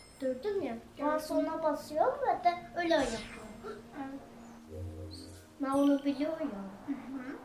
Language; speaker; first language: Turkish; early bilingual, heritage; German